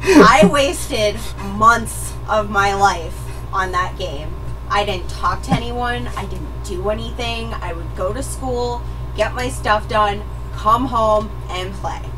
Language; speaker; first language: English; native; English